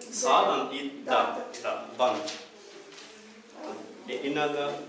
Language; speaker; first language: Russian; non-native, learner; Arabic